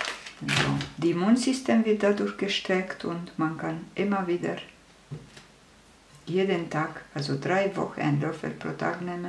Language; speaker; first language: German; non-native, fluent; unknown